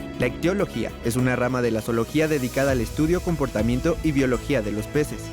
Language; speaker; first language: Spanish; native; Spanish